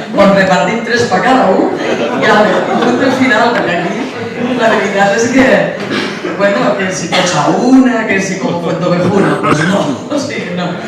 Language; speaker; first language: Catalan; native; Catalan